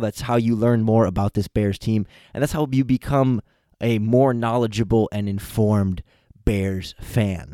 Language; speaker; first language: English; native; English